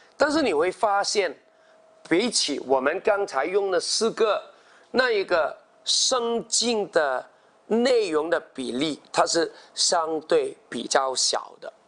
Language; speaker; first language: Chinese; non-native, local second language; Cantonese